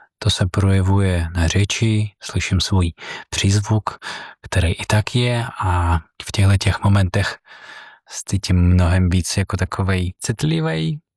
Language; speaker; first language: Czech; non-native, fluent; Russian